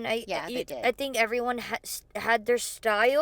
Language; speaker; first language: English; native; English